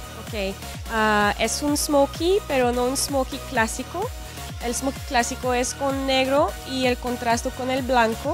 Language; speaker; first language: Spanish; non-native, fluent; French